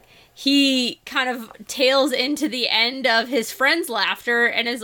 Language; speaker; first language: English; native; English